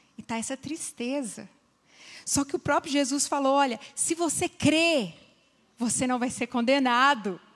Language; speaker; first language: Portuguese; native; Portuguese